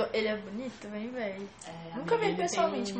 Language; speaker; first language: Portuguese; native; Portuguese